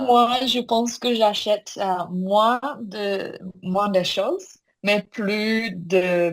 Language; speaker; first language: French; non-native, learner; Korean